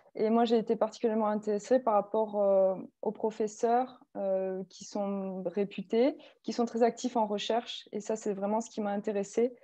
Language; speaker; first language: French; native; French